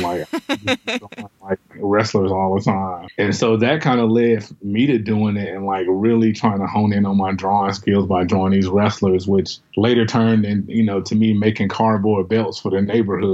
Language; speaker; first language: English; native; English